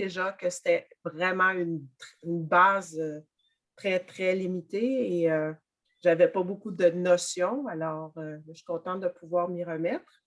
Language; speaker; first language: French; native; French